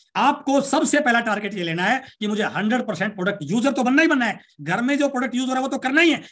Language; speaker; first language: Hindi; native; Hindi